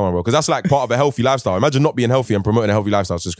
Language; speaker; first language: English; native; English